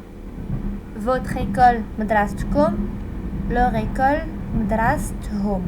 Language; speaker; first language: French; non-native, local second language; Arabic